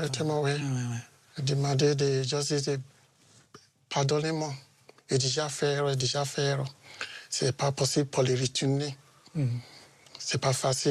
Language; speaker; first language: French; non-native, learner; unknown